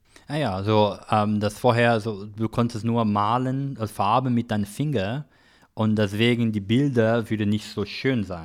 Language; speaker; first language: German; non-native, learner; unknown